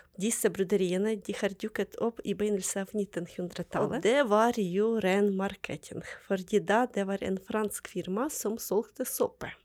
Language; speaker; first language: Norwegian; non-native, fluent; Ukrainian